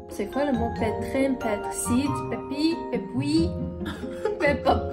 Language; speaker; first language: French; non-native, learner; English